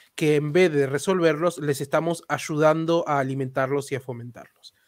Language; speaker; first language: Spanish; native; Spanish